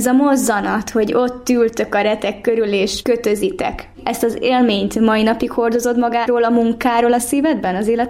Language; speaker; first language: Hungarian; native; Hungarian